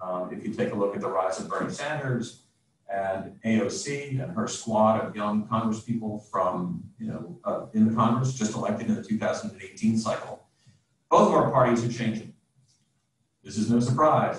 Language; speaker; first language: English; native; English